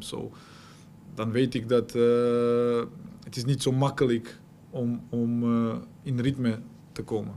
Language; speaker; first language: Dutch; non-native, fluent; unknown